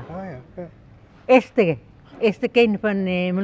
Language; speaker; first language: Dutch; non-native, learner; Malay